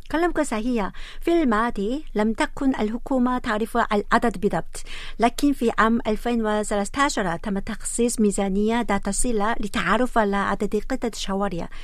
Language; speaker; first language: Arabic; non-native, fluent; Korean